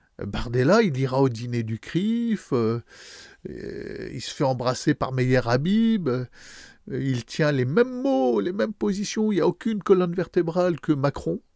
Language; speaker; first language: French; native; French